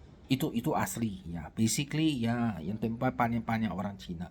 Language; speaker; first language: Indonesian; non-native, fluent; Chinese